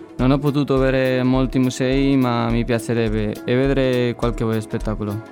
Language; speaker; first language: Italian; non-native, learner; Spanish